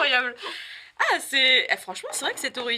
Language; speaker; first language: French; native; French